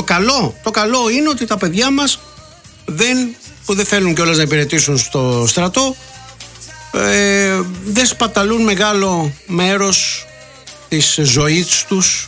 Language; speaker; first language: Greek; native; Greek